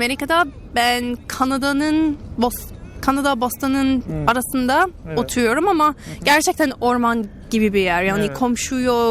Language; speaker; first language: Turkish; non-native, learner; English